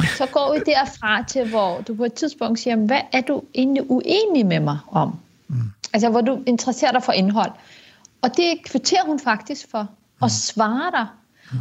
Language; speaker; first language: Danish; early bilingual, other home language; Kurdish